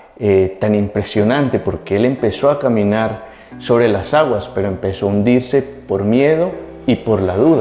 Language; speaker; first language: Spanish; native; Spanish